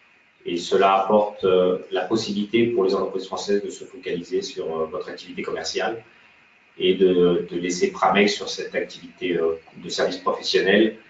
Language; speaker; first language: French; native; French